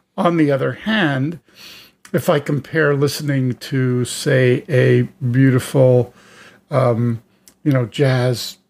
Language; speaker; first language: English; native; English